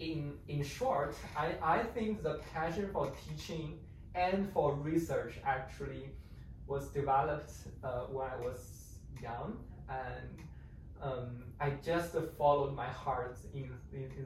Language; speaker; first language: English; non-native, fluent; Chinese